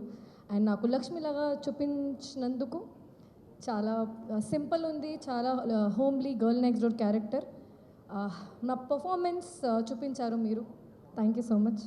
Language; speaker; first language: Telugu; non-native, local second language; Hindi